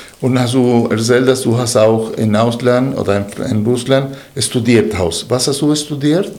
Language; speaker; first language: German; non-native, fluent; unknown